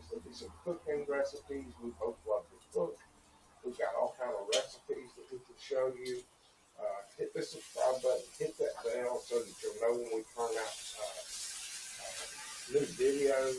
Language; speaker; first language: English; native; English